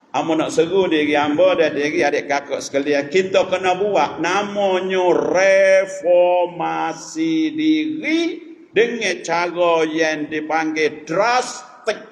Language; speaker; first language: Malay; native; Malay